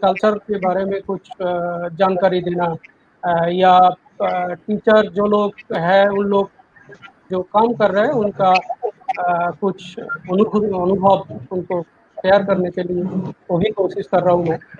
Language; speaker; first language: Hindi; non-native, local second language; Bangla